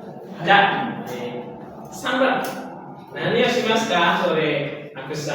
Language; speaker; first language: Japanese; non-native, fluent; Indonesian